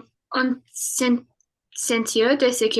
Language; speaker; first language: French; non-native, learner; English